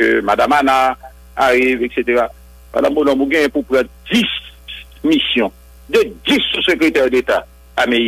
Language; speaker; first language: French; non-native, local second language; Haitian Creole